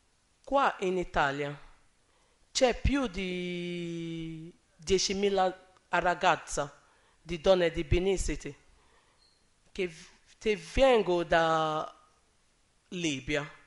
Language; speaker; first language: Italian; non-native, learner; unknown